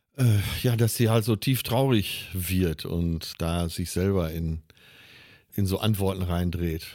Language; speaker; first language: German; native; German